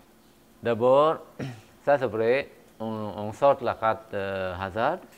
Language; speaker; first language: French; non-native, fluent; Indonesian